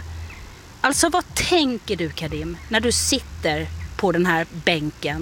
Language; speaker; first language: Swedish; native; Swedish